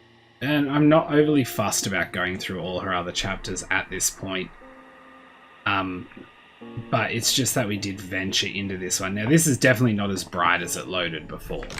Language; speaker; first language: English; native; English